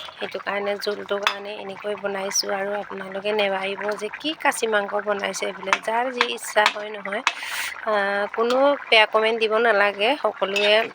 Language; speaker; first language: Assamese; native; Assamese